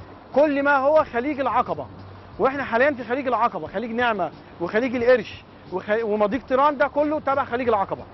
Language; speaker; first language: Arabic; native; Arabic